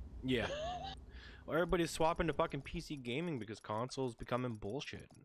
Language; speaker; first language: English; native; English